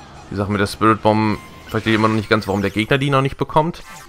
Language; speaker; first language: German; native; German